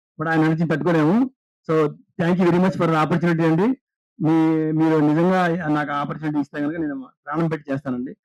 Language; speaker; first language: Telugu; native; Telugu